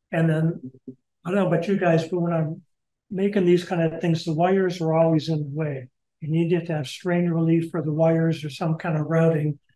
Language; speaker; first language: English; native; English